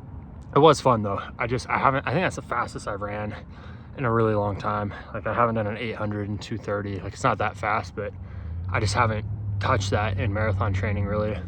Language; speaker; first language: English; native; English